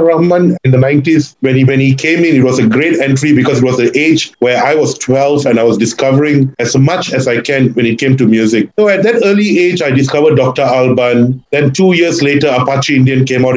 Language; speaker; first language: English; non-native, local second language; Tamil